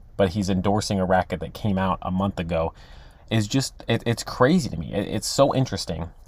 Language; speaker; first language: English; native; English